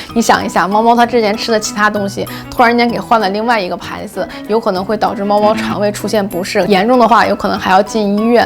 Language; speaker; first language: Chinese; native; Chinese